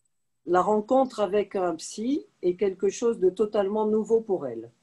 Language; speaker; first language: French; native; French